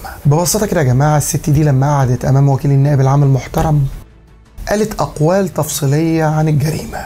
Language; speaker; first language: Arabic; native; Arabic